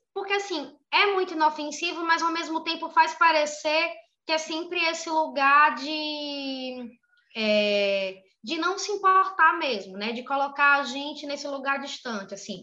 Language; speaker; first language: Portuguese; native; Portuguese